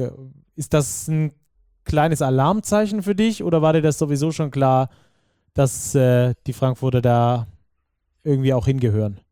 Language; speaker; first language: German; native; German